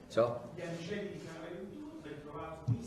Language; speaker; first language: Italian; non-native, fluent; Portuguese